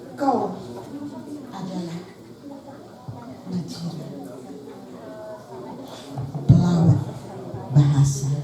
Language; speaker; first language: Indonesian; native; Indonesian